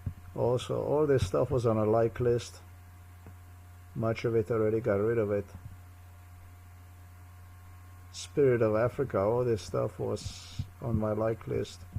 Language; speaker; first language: English; non-native, fluent; Slovenian